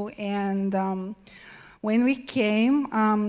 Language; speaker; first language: English; non-native, fluent; Bulgarian